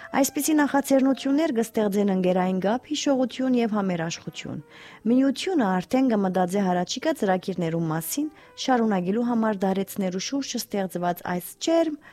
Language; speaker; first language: Armenian; early bilingual, heritage; Armenian